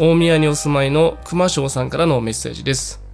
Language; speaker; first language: Japanese; native; Japanese